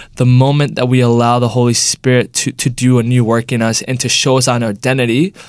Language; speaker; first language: English; early bilingual, other home language; Spanish